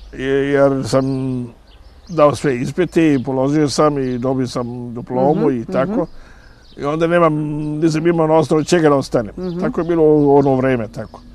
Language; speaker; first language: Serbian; non-native, fluent; Arabic